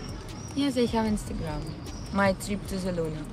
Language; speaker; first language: English; non-native, learner; Russian